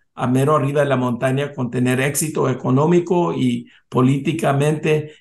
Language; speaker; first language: Spanish; early bilingual, heritage; Spanish